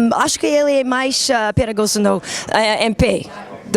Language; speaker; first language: Portuguese; non-native, learner; English